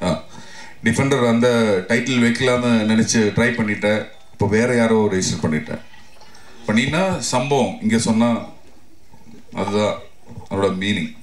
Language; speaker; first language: Tamil; non-native, learner; Malayalam